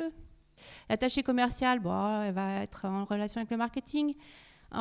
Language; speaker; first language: French; native; French